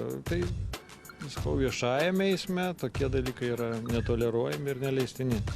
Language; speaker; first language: Lithuanian; native; Lithuanian